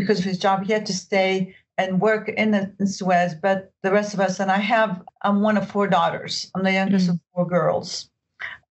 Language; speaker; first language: English; early bilingual, other home language; Arabic